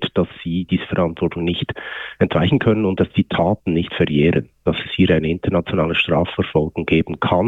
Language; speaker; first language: German; native; German